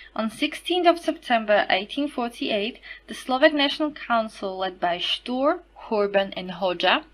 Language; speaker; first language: English; non-native, fluent; Slovak